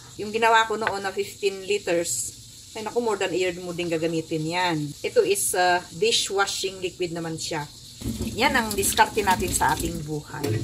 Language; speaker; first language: Filipino; non-native, local second language; Iloko